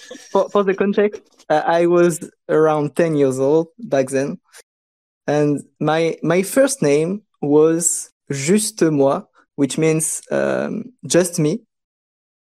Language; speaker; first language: English; non-native, fluent; French